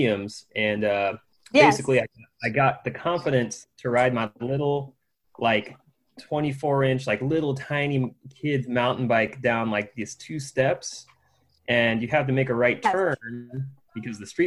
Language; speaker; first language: English; native; English